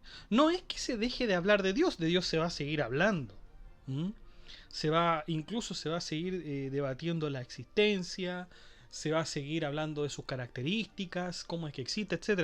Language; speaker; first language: Spanish; native; Spanish